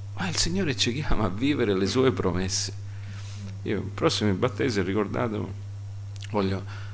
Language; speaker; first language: Italian; early bilingual, heritage; Italian